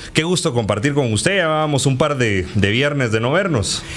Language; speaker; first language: Spanish; native; Spanish